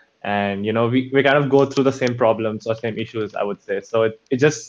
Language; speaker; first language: English; native; English